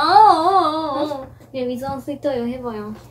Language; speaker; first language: Korean; non-native, fluent; Japanese